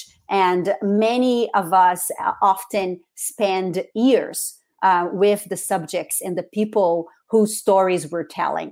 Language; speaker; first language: English; non-native, fluent; Portuguese